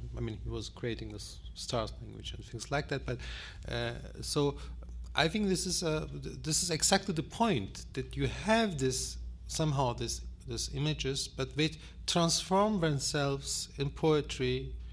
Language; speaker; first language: English; non-native, fluent; Turkish